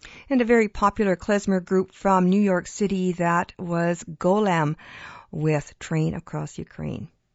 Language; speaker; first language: English; early bilingual, other home language; Ukrainian